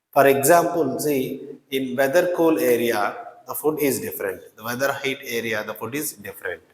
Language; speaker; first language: English; non-native, local second language; Telugu